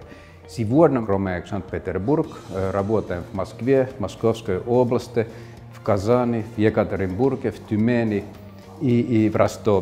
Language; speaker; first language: Russian; non-native, fluent; Finnish